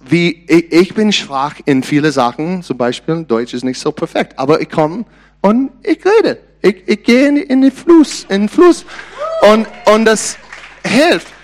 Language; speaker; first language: German; non-native, learner; English